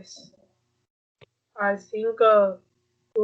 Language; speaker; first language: English; non-native, learner; Chinese